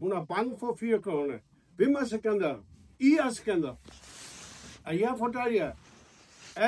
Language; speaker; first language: Danish; non-native, learner; Urdu